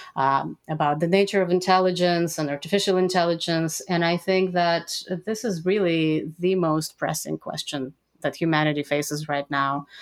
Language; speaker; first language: English; non-native, fluent; Russian